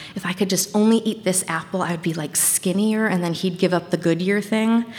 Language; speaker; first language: English; native; English